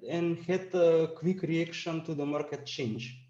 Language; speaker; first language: English; non-native, fluent; Macedonian